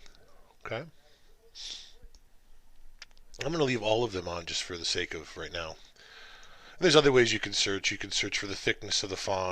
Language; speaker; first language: English; native; English